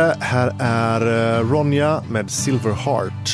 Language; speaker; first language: Swedish; native; Swedish